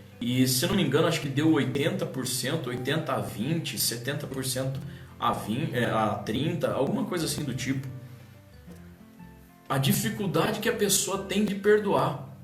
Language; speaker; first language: Portuguese; native; Portuguese